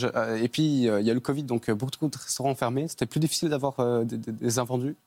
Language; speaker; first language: French; native; French